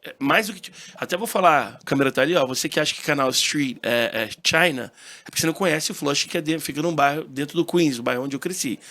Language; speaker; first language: Portuguese; early bilingual, heritage; Portuguese